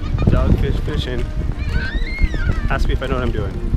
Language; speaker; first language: English; native; English